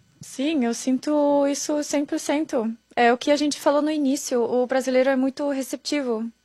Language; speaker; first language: Portuguese; non-native, fluent; German